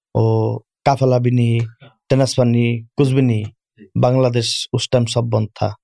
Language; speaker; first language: Urdu; non-native, learner; Bangla